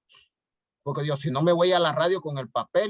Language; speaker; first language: Spanish; native; Spanish